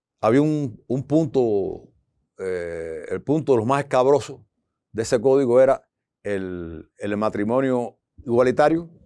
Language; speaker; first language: Spanish; native; Spanish